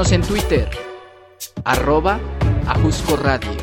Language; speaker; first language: Spanish; native; Spanish